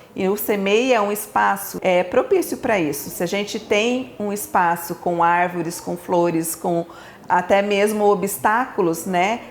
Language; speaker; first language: Portuguese; native; Portuguese